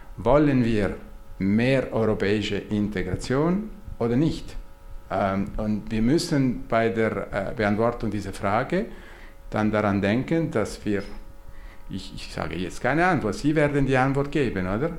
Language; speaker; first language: German; non-native, local second language; Italian